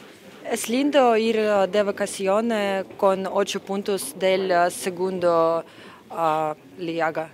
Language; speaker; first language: Spanish; non-native, fluent; Russian